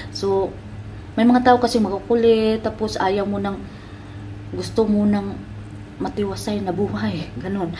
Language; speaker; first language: Filipino; non-native, local second language; Cebuano